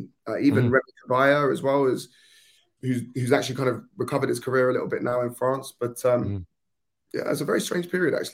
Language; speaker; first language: English; native; English